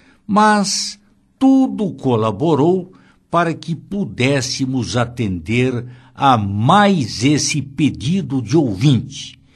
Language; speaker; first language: Portuguese; native; Portuguese